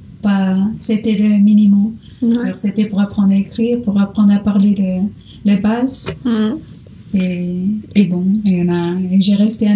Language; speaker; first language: French; non-native, learner; Portuguese